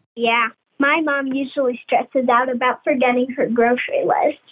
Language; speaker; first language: English; native; English